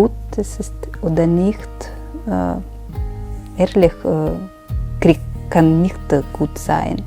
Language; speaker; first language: German; non-native, learner; Ukrainian